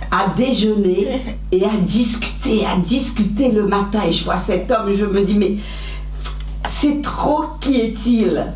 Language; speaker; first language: French; early bilingual, other home language; Arabic